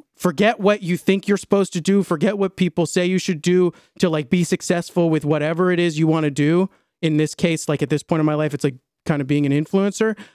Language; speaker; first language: English; native; English